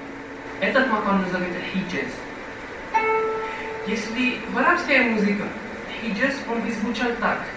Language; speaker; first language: Russian; non-native, fluent; Arabic